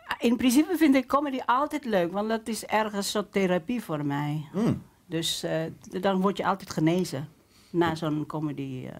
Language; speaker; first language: Dutch; non-native, fluent; Indonesian